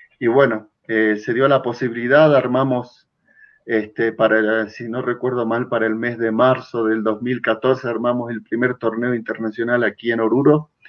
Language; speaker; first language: Spanish; native; Spanish